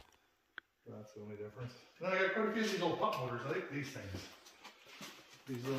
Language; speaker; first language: English; native; English